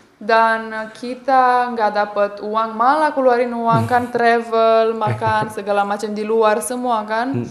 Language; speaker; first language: Indonesian; non-native, fluent; Romanian